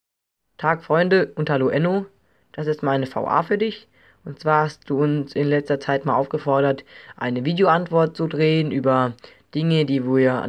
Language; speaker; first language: German; native; German